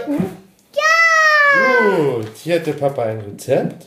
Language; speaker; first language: German; native; German